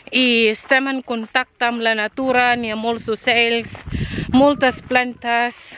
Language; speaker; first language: Catalan; non-native, learner; Filipino